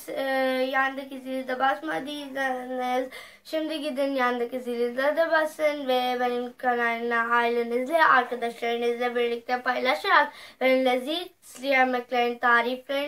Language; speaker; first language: Turkish; non-native, fluent; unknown